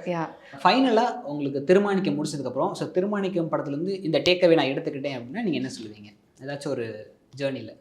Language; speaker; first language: Tamil; native; Tamil